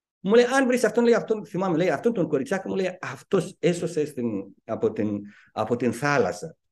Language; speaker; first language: Greek; non-native, fluent; Persian